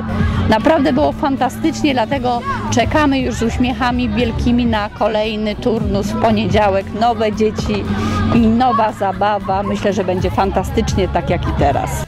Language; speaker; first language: Polish; native; Polish